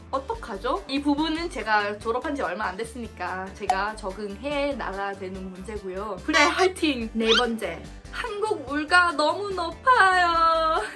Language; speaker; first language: Korean; non-native, fluent; Thai